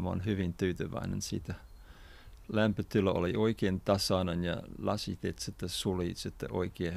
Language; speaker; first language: Finnish; non-native, fluent; English